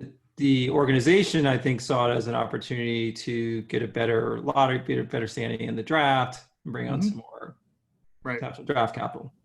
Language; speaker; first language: English; native; English